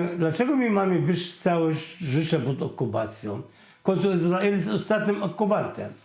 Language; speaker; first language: Polish; non-native, fluent; Arabic